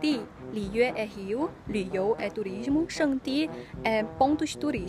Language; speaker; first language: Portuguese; non-native, fluent; Chinese